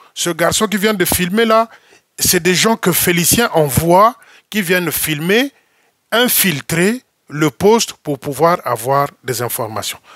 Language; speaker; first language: French; non-native, local second language; Lingala